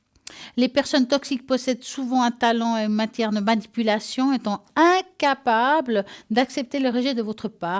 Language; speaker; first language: French; native; French